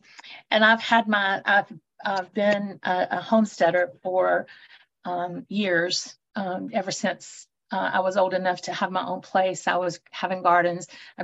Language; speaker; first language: English; native; English